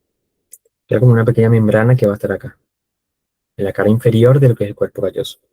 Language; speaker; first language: Spanish; native; Spanish